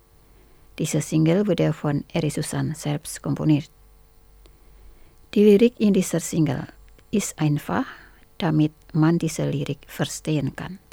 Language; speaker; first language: German; non-native, fluent; Indonesian